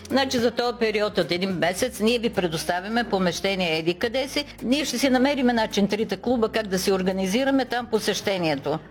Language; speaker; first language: Bulgarian; native; Bulgarian